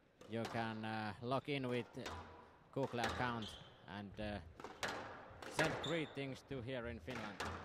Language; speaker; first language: English; non-native, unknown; Finnish